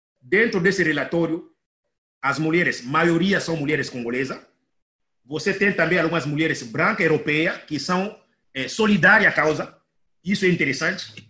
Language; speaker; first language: Portuguese; non-native, fluent; Lingala